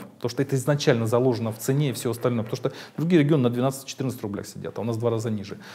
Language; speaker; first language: Russian; native; Russian